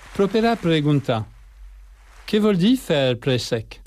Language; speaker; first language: Catalan; non-native, learner; French